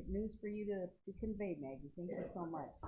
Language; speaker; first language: English; native; English